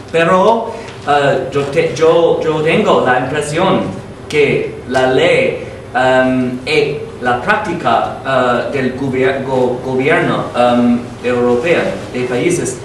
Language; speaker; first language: Spanish; non-native, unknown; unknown